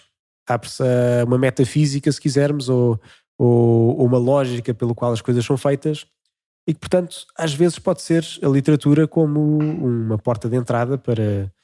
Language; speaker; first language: Portuguese; native; Portuguese